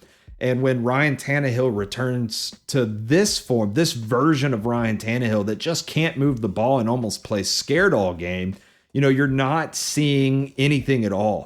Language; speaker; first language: English; native; English